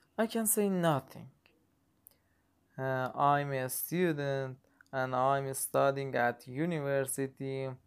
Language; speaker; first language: English; non-native, learner; Persian